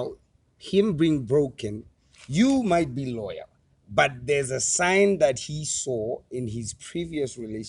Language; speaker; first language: English; non-native, local second language; Tswana